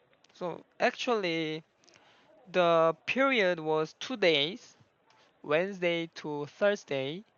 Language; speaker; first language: English; non-native, learner; Korean